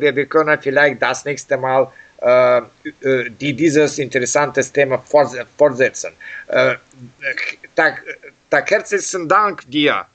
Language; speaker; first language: German; non-native, learner; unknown